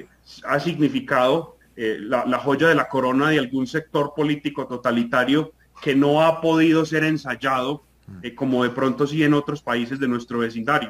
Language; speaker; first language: Spanish; native; Spanish